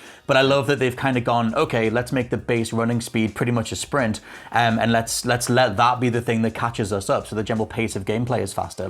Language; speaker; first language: English; native; English